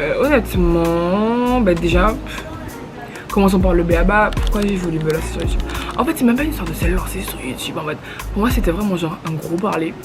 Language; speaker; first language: French; native; French